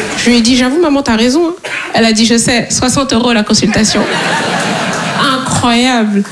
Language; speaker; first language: French; native; French